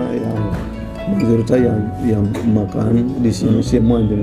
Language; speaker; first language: Indonesian; non-native, learner; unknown